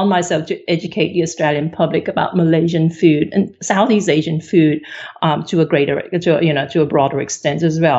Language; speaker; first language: English; non-native, local second language; Cantonese